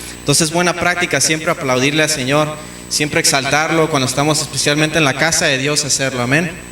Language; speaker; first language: Spanish; early bilingual, heritage; Spanish